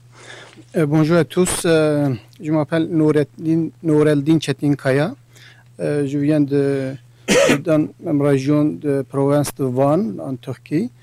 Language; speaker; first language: French; non-native, learner; Kurdish